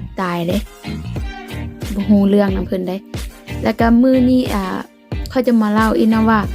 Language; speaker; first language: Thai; non-native, local second language; Lao